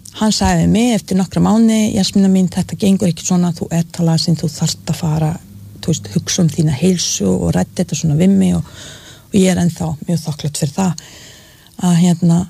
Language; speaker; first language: Icelandic; non-native, fluent; Bosnian